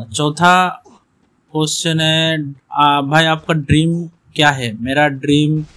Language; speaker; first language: Hindi; non-native, local second language; Bangla